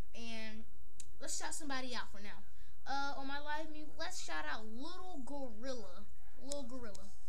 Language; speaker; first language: English; native; English